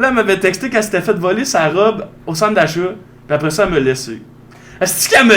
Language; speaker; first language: French; native; French